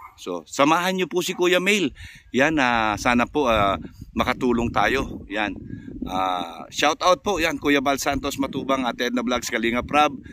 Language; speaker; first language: Filipino; native; Filipino